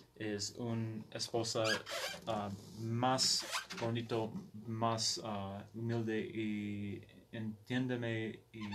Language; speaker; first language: Spanish; non-native, learner; English